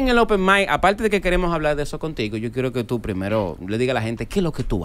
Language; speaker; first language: Spanish; native; Spanish